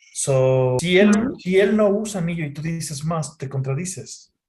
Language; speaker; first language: Spanish; non-native, fluent; English